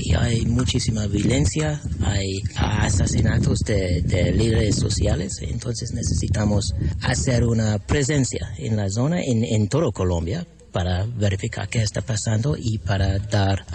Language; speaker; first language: Spanish; non-native, fluent; English